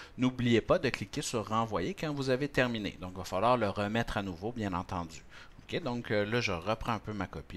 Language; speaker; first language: French; native; French